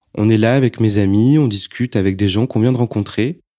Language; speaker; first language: French; native; French